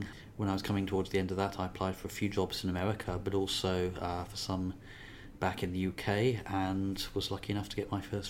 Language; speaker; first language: English; native; English